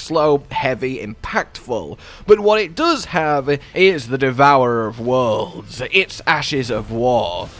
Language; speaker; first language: English; native; English